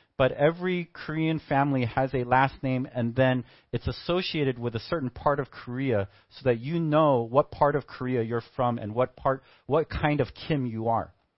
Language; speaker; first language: English; native; English